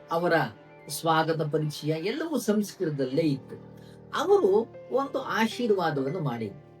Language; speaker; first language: Kannada; non-native, local second language; Tamil